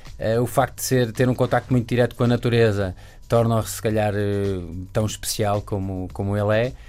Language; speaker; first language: Portuguese; native; Portuguese